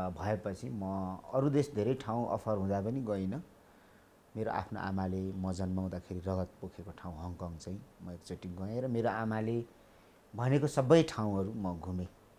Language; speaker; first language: Nepali; native; Nepali